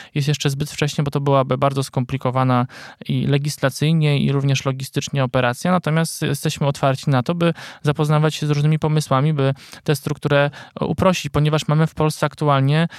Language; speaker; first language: Polish; native; Polish